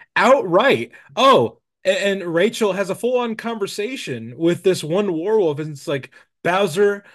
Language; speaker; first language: English; native; English